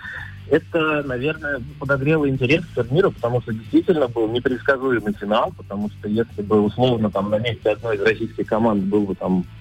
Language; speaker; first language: Russian; native; Russian